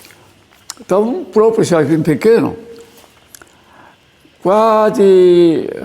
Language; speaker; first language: Portuguese; non-native, learner; Japanese